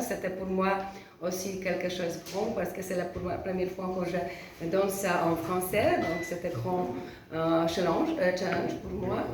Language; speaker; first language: French; non-native, fluent; Polish